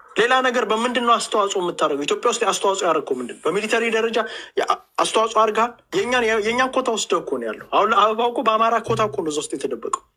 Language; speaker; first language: Amharic; native; Amharic